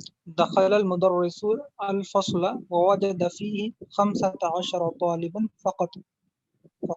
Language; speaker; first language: Arabic; non-native, learner; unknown